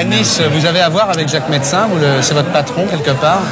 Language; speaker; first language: French; native; French